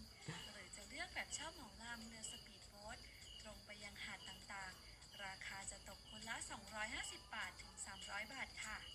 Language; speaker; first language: Thai; native; Thai